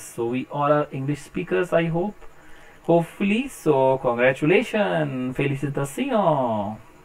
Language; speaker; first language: English; non-native, local second language; Hindi